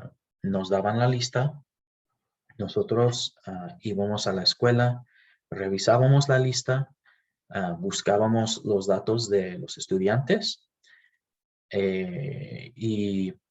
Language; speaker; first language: Spanish; non-native, fluent; English